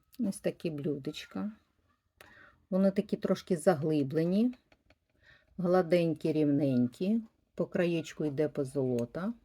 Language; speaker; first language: Ukrainian; native; Ukrainian